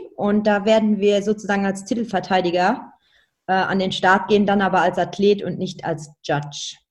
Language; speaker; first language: German; non-native, local second language; Luxembourgish